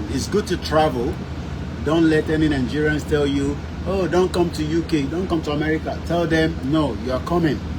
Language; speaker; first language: English; non-native, local second language; Yoruba